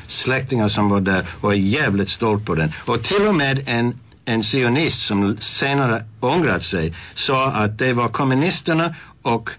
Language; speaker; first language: Swedish; non-native, fluent; English